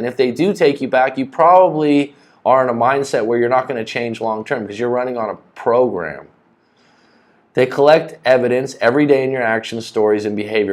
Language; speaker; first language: English; native; English